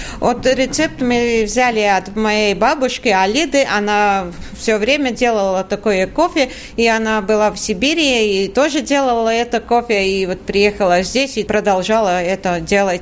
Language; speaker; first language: Russian; non-native, local second language; Latvian